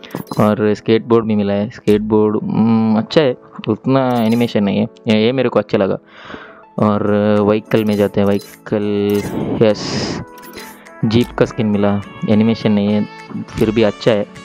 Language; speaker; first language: Hindi; non-native, local second language; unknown